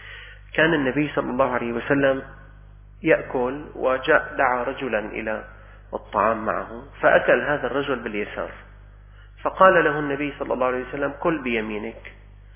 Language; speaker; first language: Arabic; native; Arabic